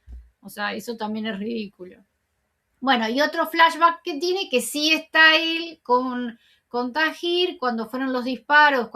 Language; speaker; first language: Spanish; native; Spanish